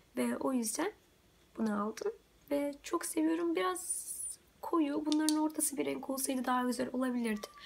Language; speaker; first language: Turkish; early bilingual, heritage; Turkish